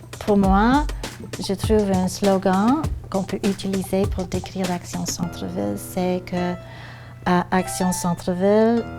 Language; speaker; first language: French; non-native, fluent; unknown